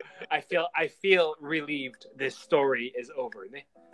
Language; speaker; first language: English; native; English